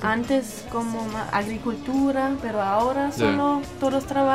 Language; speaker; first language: Spanish; non-native, learner; German